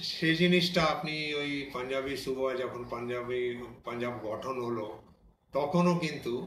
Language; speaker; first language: Bangla; non-native, local second language; Punjabi